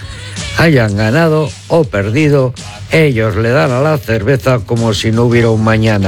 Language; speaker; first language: Spanish; native; Spanish